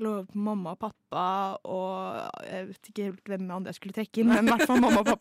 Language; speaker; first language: Norwegian; native; Norwegian